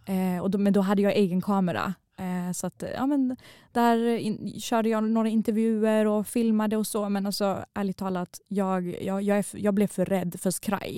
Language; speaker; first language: Swedish; early bilingual, other home language; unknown